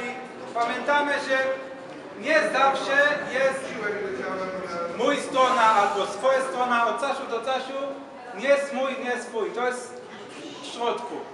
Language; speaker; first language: Polish; non-native, learner; Hebrew